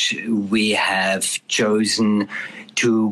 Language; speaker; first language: English; non-native, fluent; German